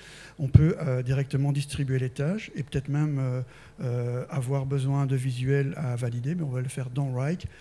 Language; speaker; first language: French; native; French